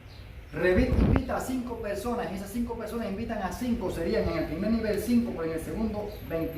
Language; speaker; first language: Spanish; native; Spanish